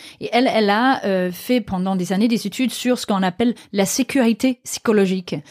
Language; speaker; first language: French; non-native, fluent; Danish